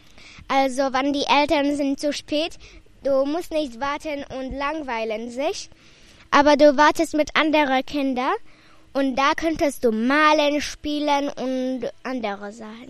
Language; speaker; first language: German; non-native, learner; Polish